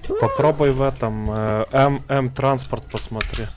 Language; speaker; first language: Russian; native; Russian